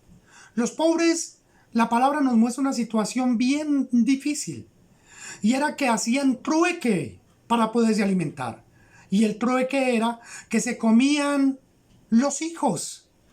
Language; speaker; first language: Spanish; native; Spanish